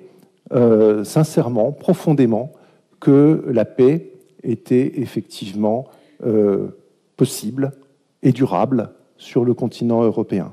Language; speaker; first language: French; native; French